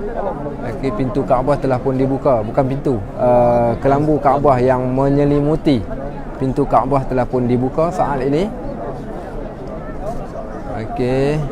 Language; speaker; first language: Malay; native; Malay